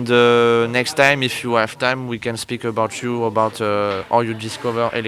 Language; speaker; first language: English; non-native, learner; French